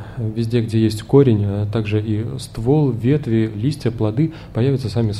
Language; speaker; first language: Russian; native; Russian